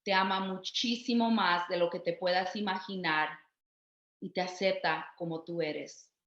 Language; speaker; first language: Spanish; early bilingual, other home language; English